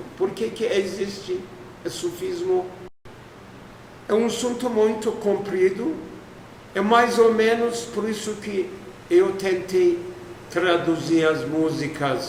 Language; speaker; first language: Portuguese; non-native, fluent; Turkish